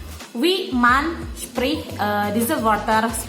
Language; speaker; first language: German; non-native, learner; Indonesian